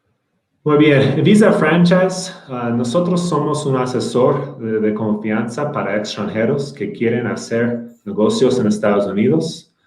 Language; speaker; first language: Spanish; non-native, fluent; English